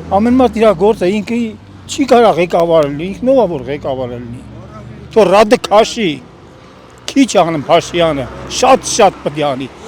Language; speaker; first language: Armenian; native; Armenian